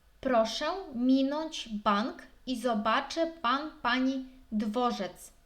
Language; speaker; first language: Polish; non-native, fluent; Ukrainian